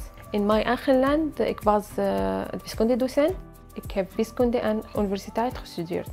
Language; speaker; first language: Dutch; non-native, learner; Arabic